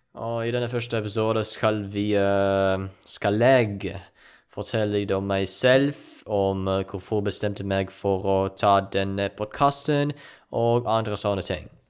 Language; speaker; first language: Norwegian; non-native, learner; Ukrainian